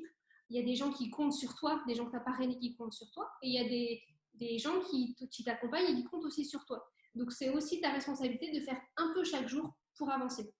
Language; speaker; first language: French; native; French